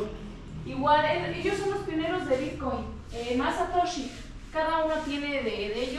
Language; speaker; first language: Spanish; native; Spanish